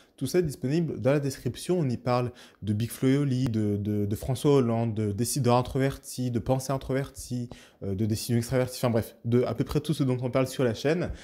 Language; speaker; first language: French; native; French